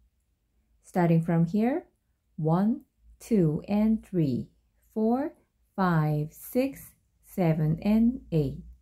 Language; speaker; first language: English; non-native, fluent; Korean